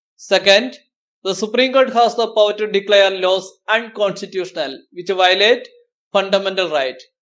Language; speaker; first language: English; non-native, local second language; Malayalam